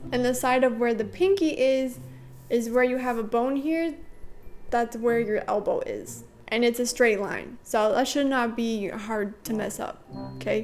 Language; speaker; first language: English; native; English